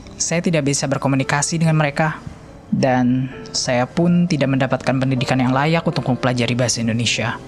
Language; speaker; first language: Indonesian; non-native, fluent; Persian